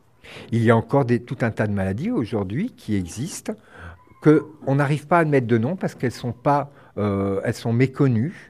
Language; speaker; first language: French; native; French